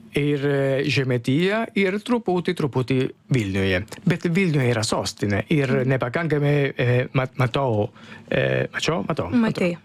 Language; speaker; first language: Lithuanian; non-native, learner; Italian